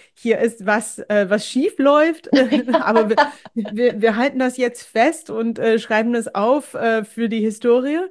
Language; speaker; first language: German; non-native, fluent; English